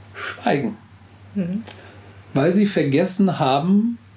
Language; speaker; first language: German; native; German